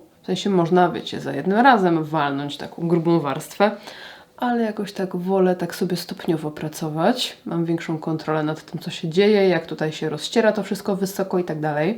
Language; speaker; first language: Polish; native; Polish